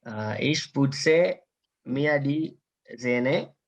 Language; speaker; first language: German; non-native, learner; Malayalam